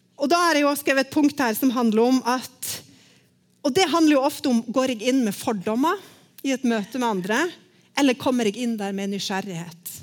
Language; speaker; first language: Norwegian; native; Norwegian